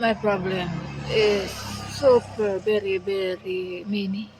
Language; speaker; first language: English; non-native, learner; Cebuano